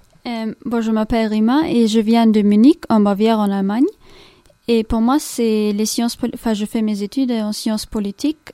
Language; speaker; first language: French; non-native, fluent; German